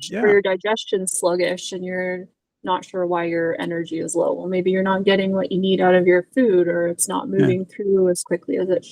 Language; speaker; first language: English; native; English